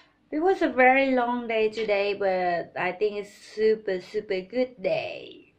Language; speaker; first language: English; non-native, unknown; Vietnamese